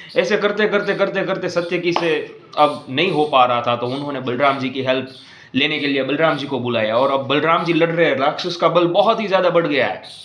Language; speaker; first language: Hindi; non-native, local second language; Gujarati